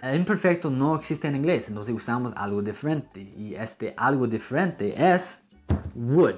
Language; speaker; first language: Spanish; non-native, fluent; English